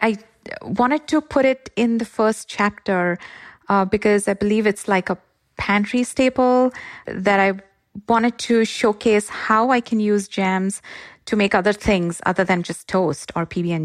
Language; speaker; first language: English; non-native, local second language; Gujarati